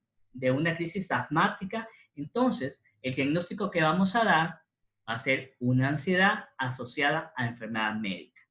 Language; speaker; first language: Spanish; native; Spanish